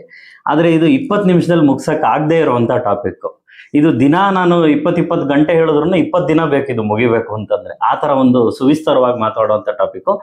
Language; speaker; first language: Kannada; native; Kannada